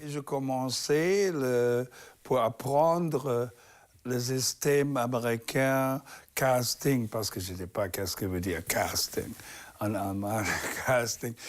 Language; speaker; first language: French; non-native, learner; German